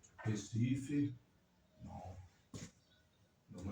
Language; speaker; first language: Portuguese; non-native, learner; German